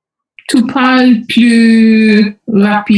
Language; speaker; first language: French; non-native, learner; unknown